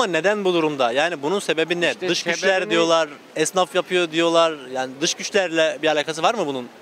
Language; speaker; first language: Turkish; native; Turkish